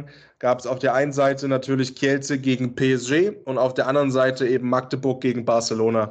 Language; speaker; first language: German; native; German